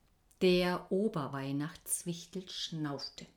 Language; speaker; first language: German; native; German